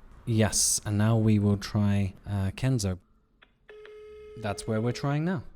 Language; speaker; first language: English; non-native, fluent; Persian